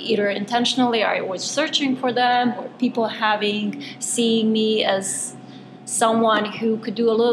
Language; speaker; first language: English; non-native, fluent; Bosnian